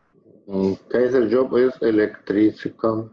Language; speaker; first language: English; non-native, learner; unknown